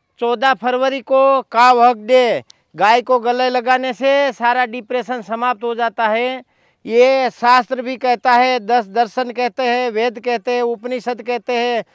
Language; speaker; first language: Hindi; non-native, local second language; Gujarati